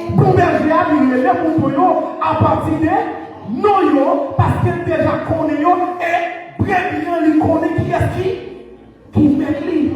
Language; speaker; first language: French; non-native, local second language; Haitian Creole